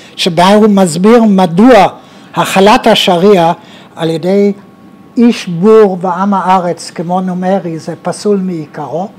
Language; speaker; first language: Hebrew; native; Hebrew